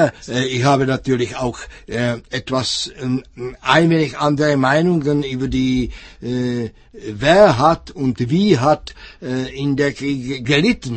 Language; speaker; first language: German; non-native, fluent; Czech